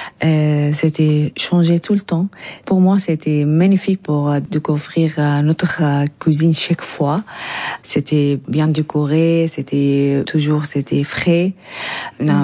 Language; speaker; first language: French; non-native, learner; Arabic